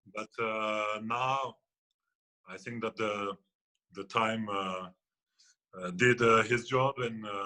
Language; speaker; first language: English; non-native, fluent; French